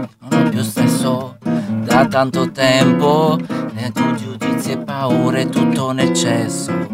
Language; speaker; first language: Italian; native; Italian